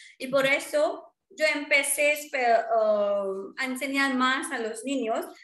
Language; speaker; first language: Spanish; non-native, fluent; Marwari